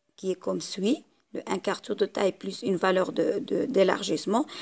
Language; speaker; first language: French; non-native, local second language; Arabic